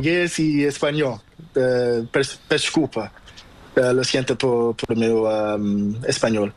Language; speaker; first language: Spanish; non-native, learner; Portuguese